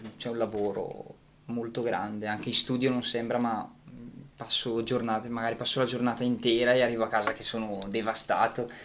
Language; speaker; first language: Italian; native; Italian